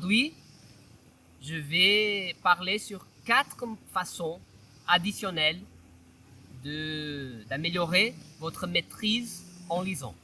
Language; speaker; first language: French; non-native, fluent; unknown